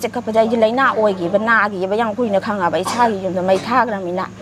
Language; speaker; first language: Manipuri; native; Manipuri